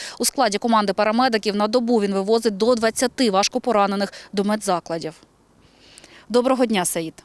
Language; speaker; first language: Ukrainian; native; Ukrainian